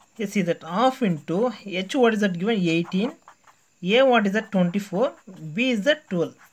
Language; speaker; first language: English; non-native, local second language; Tamil